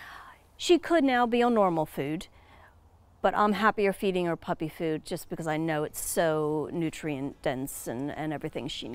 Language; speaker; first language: English; native; English